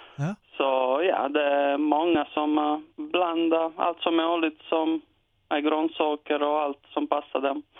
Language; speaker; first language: Swedish; non-native, learner; Italian